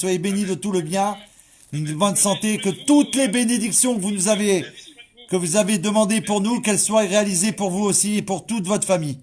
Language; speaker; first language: French; native; French